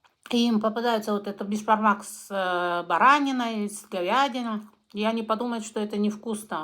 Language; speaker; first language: Russian; non-native, local second language; Kazakh